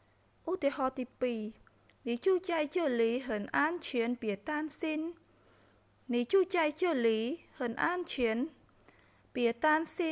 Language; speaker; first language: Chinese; non-native, fluent; Khmer